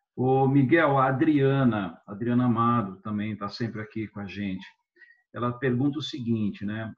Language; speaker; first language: Portuguese; native; Portuguese